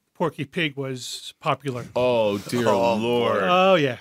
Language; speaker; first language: English; native; English